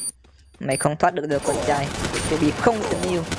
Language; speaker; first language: Vietnamese; native; Vietnamese